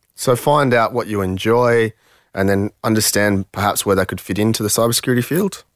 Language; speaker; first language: English; early bilingual, other home language; French